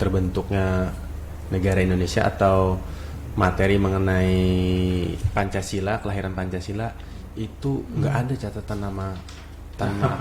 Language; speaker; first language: Indonesian; non-native, local second language; Banjar